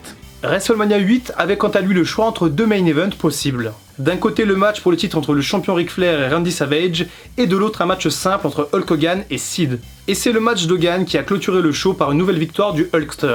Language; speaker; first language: French; native; French